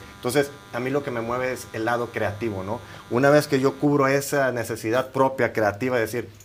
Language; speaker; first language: Spanish; native; Spanish